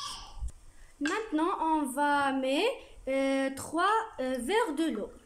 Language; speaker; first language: French; non-native, learner; Arabic